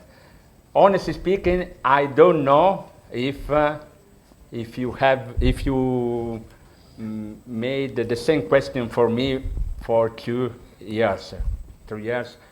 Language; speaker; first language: English; non-native, learner; Italian